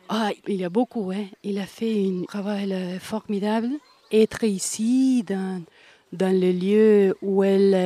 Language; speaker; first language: French; non-native, fluent; Spanish